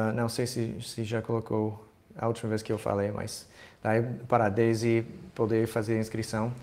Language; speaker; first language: Portuguese; non-native, fluent; English